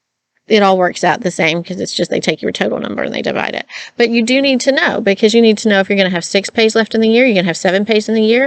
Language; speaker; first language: English; native; English